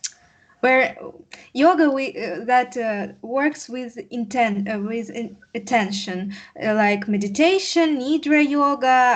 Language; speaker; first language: English; non-native, learner; Russian